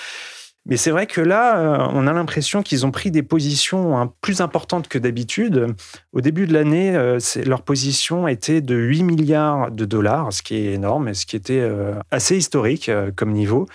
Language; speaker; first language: French; native; French